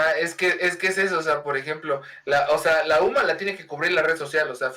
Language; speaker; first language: Spanish; native; Spanish